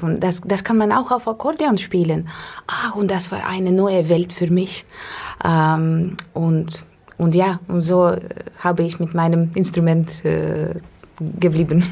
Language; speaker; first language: German; non-native, learner; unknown